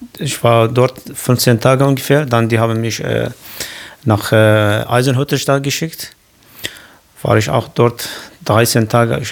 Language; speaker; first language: German; non-native, learner; Kurdish